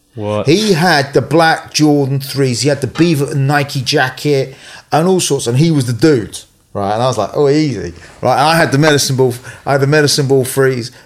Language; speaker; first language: English; native; English